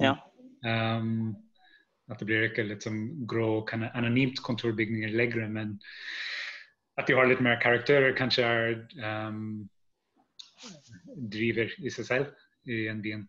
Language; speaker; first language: Norwegian; non-native, fluent; English